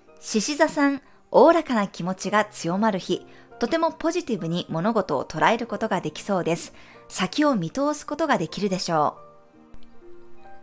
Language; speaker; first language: Japanese; native; Japanese